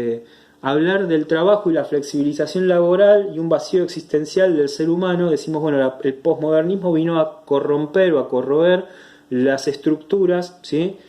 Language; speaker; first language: Spanish; native; Spanish